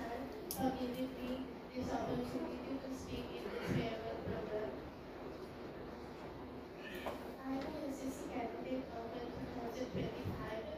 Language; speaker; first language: English; non-native, learner; Bangla